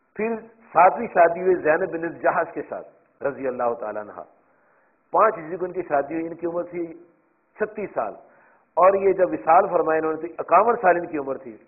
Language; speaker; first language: Urdu; non-native, local second language; Punjabi